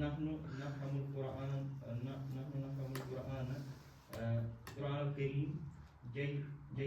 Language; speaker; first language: Arabic; non-native, learner; Kashmiri